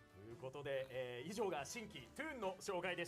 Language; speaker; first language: Japanese; native; Japanese